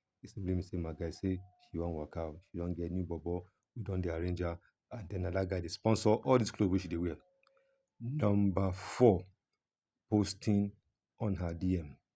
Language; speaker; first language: Nigerian Pidgin; non-native, local second language; Yoruba